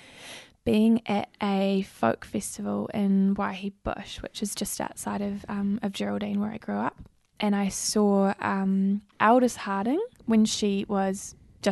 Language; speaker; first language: English; native; English